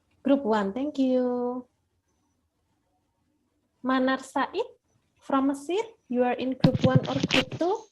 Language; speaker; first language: English; non-native, fluent; Indonesian